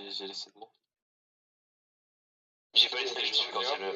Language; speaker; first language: French; native; French